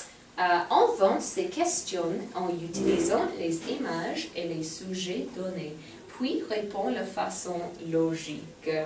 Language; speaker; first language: French; non-native, fluent; English